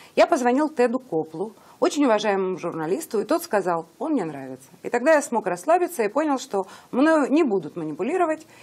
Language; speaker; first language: Russian; native; Russian